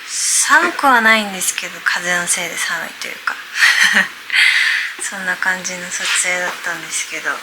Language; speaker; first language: Japanese; native; Japanese